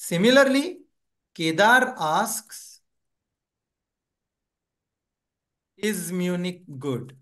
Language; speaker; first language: English; non-native, local second language; Hindi